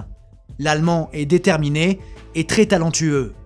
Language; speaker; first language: French; native; French